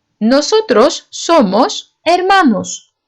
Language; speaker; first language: Spanish; non-native, learner; Turkish